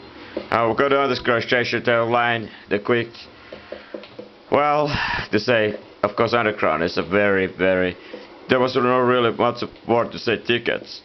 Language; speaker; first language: English; non-native, fluent; Italian